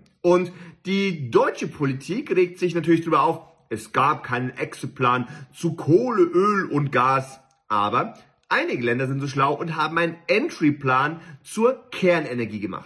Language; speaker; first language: German; native; German